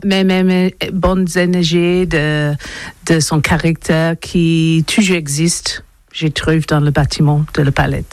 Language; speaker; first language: French; non-native, learner; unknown